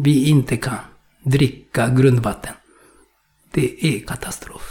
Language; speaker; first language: Swedish; non-native, fluent; Japanese